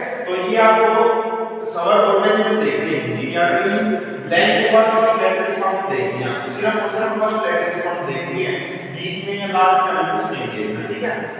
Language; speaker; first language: Hindi; native; Hindi